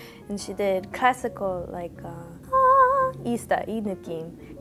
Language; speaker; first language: English; native; English